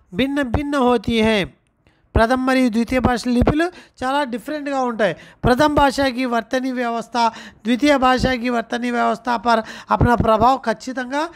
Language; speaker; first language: Telugu; non-native, local second language; Urdu